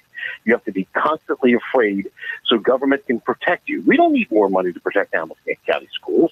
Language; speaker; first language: English; native; English